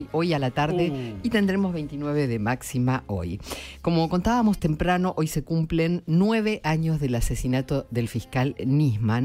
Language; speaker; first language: Spanish; native; Spanish